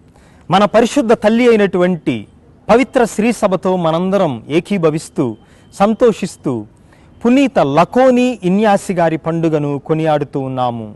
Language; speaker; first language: Telugu; native; Telugu